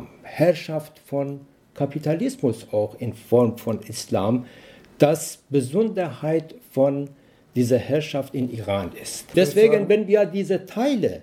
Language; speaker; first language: German; non-native, learner; Persian